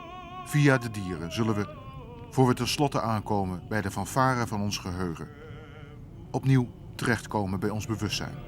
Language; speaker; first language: Dutch; native; Dutch